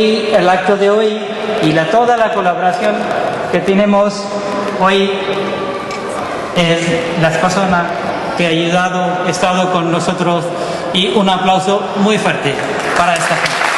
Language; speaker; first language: Spanish; non-native, learner; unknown